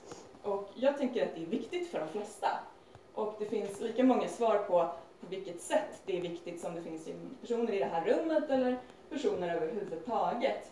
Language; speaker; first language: Swedish; native; Swedish